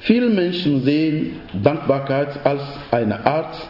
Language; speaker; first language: German; non-native, fluent; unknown